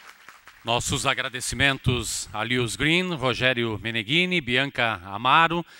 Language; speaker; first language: Portuguese; native; Portuguese